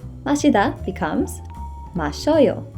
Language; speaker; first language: Korean; non-native, fluent; English